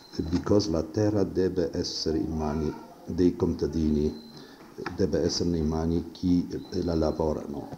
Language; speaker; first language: Italian; non-native, fluent; Polish